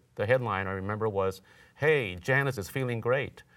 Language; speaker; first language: English; native; English